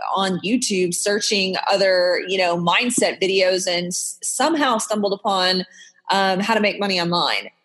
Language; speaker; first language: English; native; English